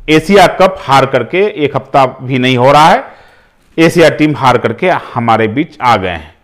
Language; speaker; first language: Hindi; native; Hindi